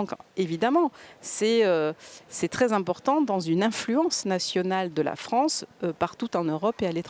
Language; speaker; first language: French; native; French